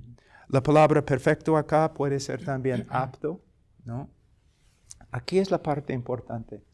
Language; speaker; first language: Spanish; non-native, fluent; English